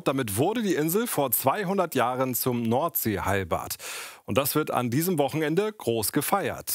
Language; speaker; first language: German; native; German